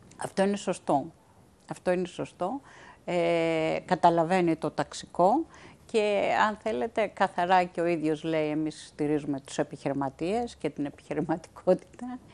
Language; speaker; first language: Greek; native; Greek